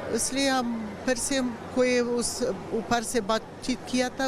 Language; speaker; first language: Hindi; non-native, learner; Persian